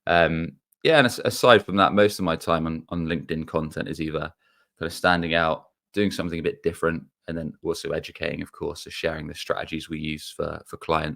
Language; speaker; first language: English; native; English